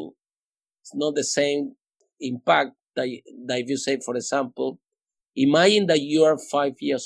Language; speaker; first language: English; non-native, fluent; Spanish